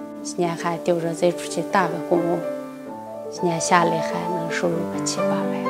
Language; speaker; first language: Chinese; native; Chinese